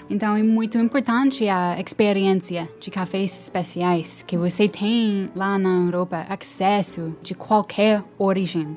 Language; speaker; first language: Portuguese; non-native, fluent; English